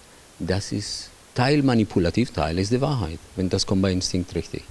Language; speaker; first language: German; non-native, fluent; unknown